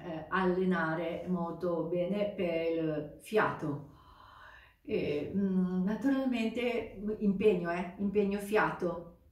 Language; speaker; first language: Italian; non-native, fluent; Japanese